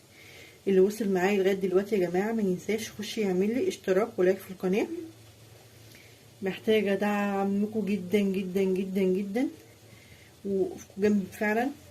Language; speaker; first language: Arabic; native; Arabic